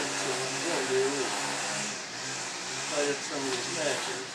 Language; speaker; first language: English; native; English